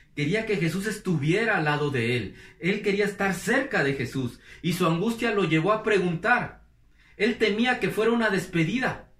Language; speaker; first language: Spanish; native; Spanish